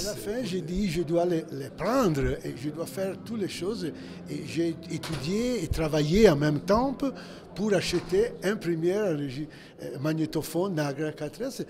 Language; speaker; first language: French; non-native, fluent; Italian